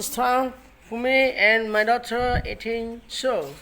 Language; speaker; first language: English; non-native, learner; Vietnamese